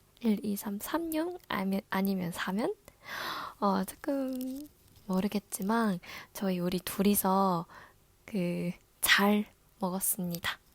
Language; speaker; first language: Korean; non-native, learner; Japanese